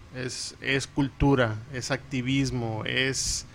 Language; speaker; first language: Spanish; early bilingual, heritage; Spanish